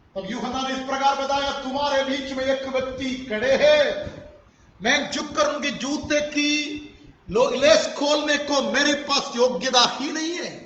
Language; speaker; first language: Hindi; non-native, local second language; Malayalam